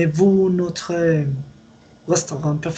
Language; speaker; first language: French; non-native, learner; Spanish